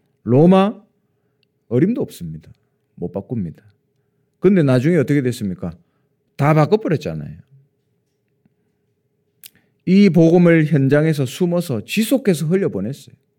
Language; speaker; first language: Korean; native; Korean